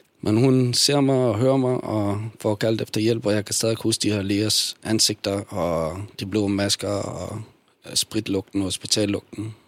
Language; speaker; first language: Danish; early bilingual, other home language; Bosnian